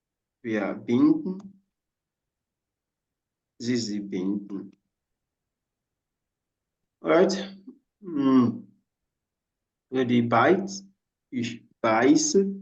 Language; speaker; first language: German; non-native, fluent; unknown